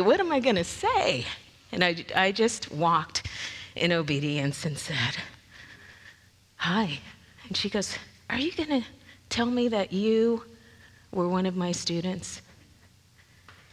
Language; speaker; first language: English; native; English